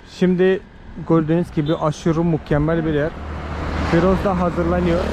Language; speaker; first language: Turkish; non-native, fluent; Malayalam